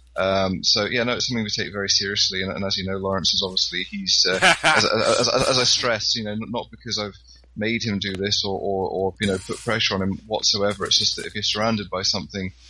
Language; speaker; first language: English; native; English